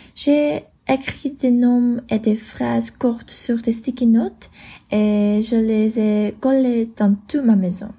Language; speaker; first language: French; non-native, learner; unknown